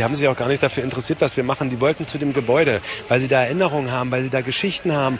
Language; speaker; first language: German; native; German